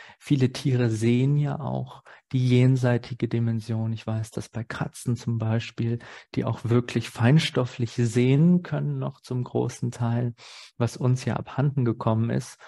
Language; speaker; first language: German; native; German